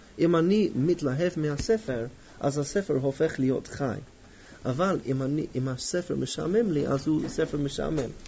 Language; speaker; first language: Hebrew; non-native, fluent; English